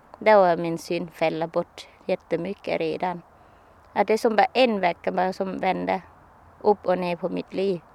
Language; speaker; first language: Swedish; non-native, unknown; Thai